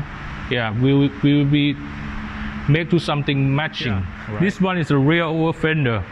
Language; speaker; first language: English; non-native, learner; Thai